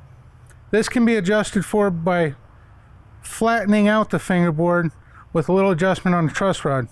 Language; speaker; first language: English; native; English